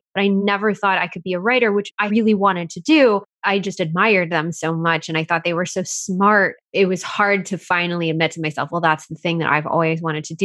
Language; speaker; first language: English; native; English